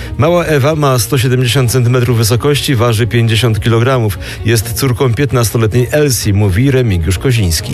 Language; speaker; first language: Polish; native; Polish